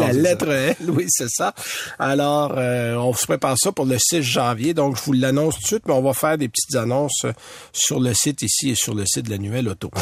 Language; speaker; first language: French; native; French